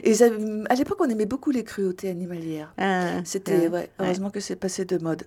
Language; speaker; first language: French; native; French